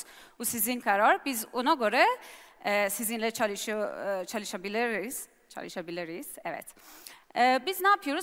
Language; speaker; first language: Turkish; non-native, learner; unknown